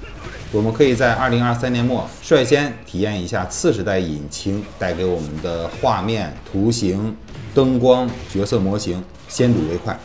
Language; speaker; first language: Chinese; native; Chinese